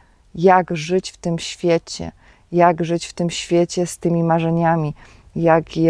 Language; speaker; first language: Polish; native; Polish